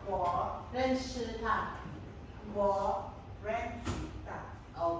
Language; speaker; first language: Chinese; non-native, fluent; Filipino